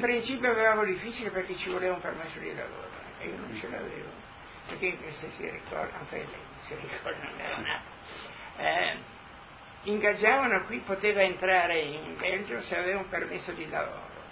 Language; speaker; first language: Italian; non-native, local second language; Friulian